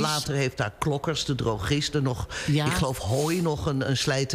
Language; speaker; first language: Dutch; native; Dutch